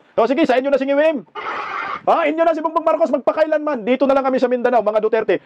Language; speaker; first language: Filipino; non-native, local second language; Cebuano